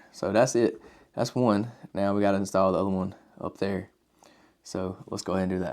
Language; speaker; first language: English; native; English